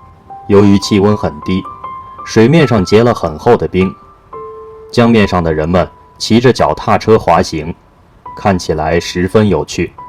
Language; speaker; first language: Chinese; native; Chinese